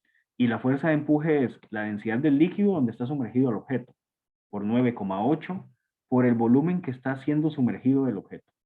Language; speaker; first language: Spanish; native; Spanish